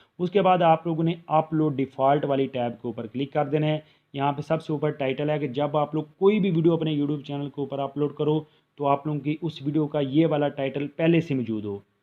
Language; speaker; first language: Urdu; non-native, local second language; Punjabi